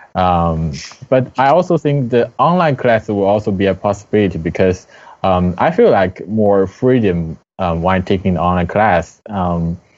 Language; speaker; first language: English; non-native, fluent; Chinese